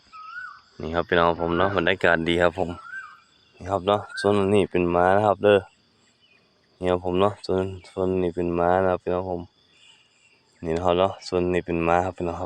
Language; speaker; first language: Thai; non-native, local second language; Northeastern Thai